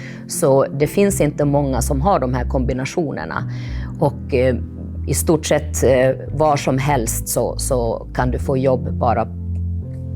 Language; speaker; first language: Swedish; early bilingual, other home language; Finnish